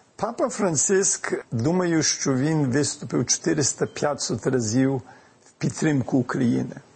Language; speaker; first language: Ukrainian; early bilingual, heritage; Ukrainian